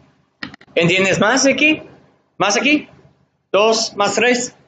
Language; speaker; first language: Spanish; non-native, learner; English